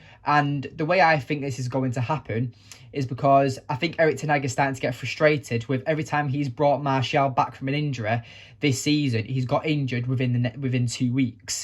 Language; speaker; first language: English; native; English